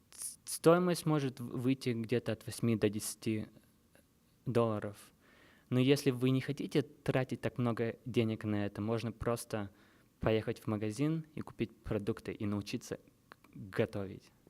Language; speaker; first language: Russian; early bilingual, heritage; Russian